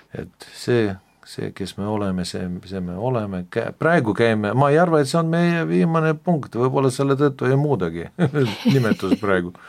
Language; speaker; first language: Estonian; non-native, local second language; Russian